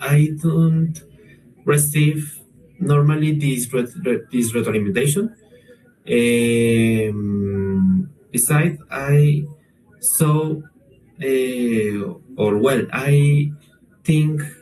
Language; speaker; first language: English; non-native, learner; Spanish